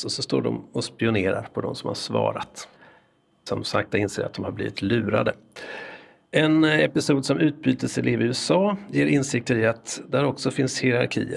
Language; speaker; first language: Swedish; native; Swedish